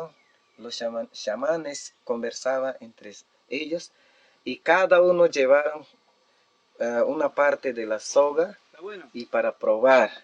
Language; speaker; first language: Spanish; non-native, local second language; Shipibo-Conibo